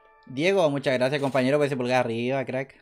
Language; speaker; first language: Spanish; native; Spanish